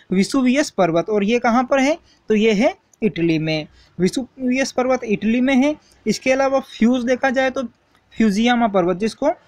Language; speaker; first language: Hindi; native; Hindi